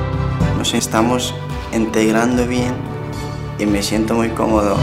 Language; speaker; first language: Spanish; non-native, fluent; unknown